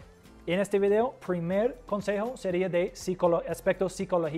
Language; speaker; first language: Spanish; non-native, fluent; English